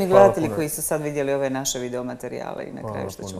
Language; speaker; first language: Serbian; native; Serbian